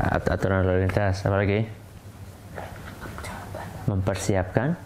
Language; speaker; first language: Indonesian; native; Indonesian